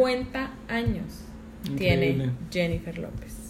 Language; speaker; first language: Spanish; native; Spanish